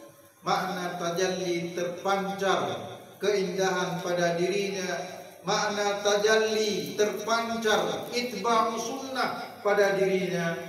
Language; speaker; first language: Indonesian; non-native, local second language; Achinese